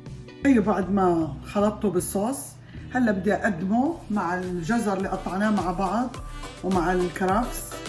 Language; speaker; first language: Arabic; native; Arabic